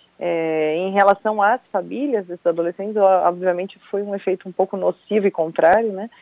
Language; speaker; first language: Portuguese; native; Portuguese